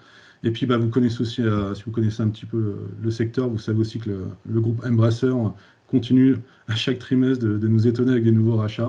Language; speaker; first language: French; native; French